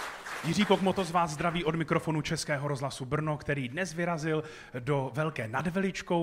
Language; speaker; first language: Czech; native; Czech